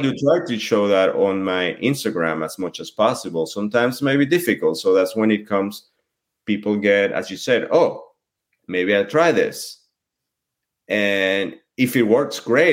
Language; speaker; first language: English; non-native, fluent; French